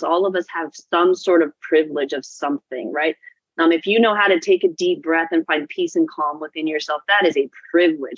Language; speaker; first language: English; native; English